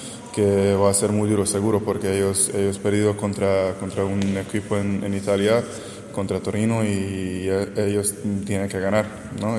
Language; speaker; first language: Spanish; non-native, learner; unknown